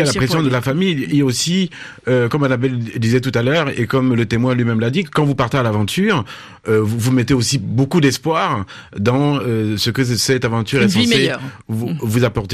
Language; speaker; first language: French; native; French